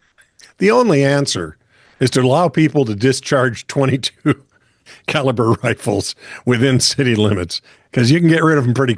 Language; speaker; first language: English; native; English